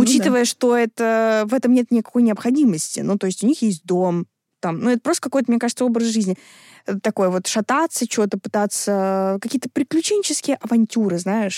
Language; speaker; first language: Russian; native; Russian